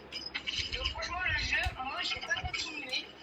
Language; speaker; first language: French; native; French